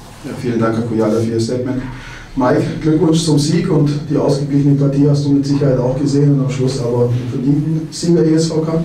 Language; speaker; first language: German; native; German